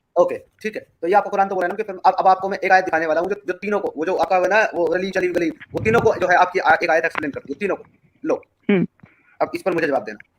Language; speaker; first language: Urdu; native; Urdu